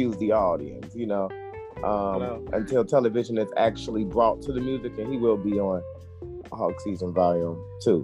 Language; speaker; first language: English; native; English